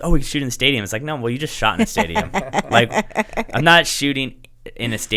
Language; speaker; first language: English; native; English